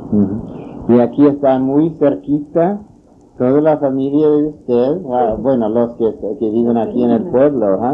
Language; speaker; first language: Spanish; non-native, fluent; English